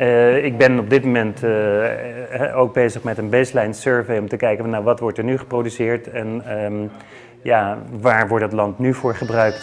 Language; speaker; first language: Dutch; native; Dutch